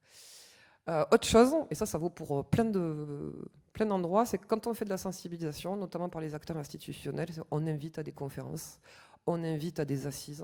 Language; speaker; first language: French; native; French